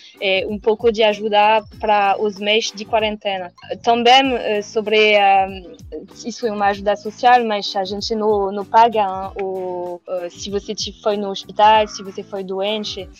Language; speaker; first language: Portuguese; non-native, learner; French